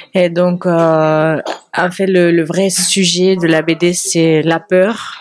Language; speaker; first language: French; non-native, fluent; Spanish